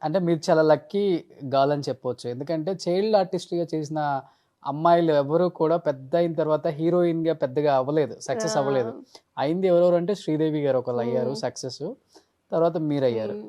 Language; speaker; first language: Telugu; native; Telugu